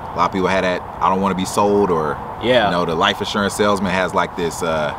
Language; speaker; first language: English; native; English